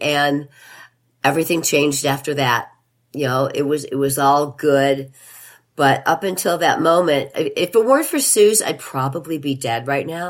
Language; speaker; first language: English; native; English